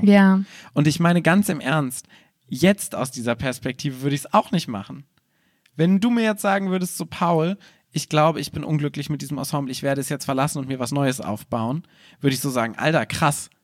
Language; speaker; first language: German; native; German